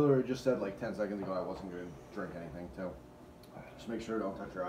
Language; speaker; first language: English; native; English